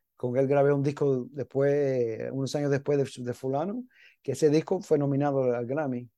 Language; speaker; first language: Spanish; early bilingual, heritage; Spanish